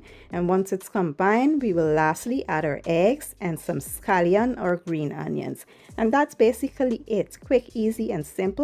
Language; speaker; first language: English; native; English